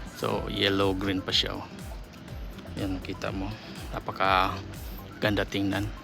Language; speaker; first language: Filipino; non-native, local second language; Cebuano